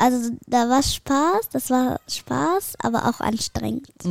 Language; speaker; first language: German; early bilingual, other home language; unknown